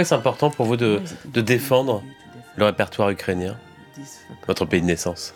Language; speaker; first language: French; native; French